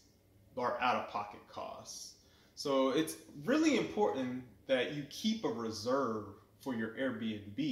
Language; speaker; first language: English; native; English